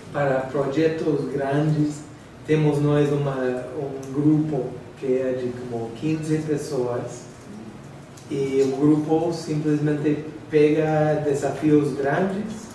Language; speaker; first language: Portuguese; non-native, fluent; English